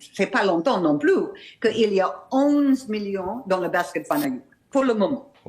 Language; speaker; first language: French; non-native, fluent; English